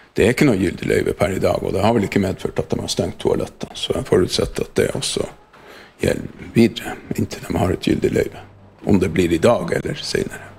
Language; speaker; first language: Norwegian; native; Norwegian